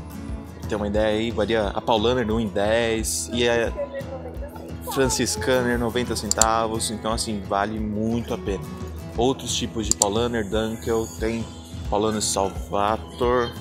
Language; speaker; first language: Portuguese; native; Portuguese